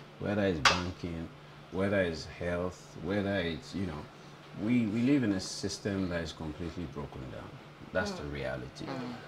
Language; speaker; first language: English; non-native, local second language; Yoruba